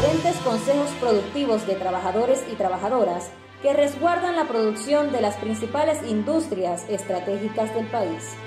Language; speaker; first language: Spanish; native; Spanish